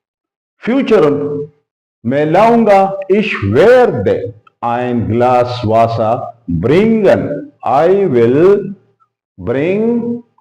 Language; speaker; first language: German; non-native, fluent; Urdu